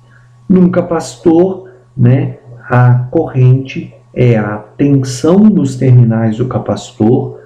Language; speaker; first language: Portuguese; native; Portuguese